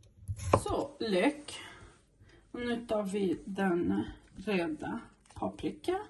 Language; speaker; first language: Swedish; non-native, fluent; Portuguese